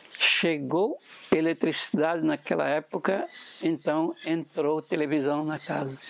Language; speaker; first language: Portuguese; non-native, local second language; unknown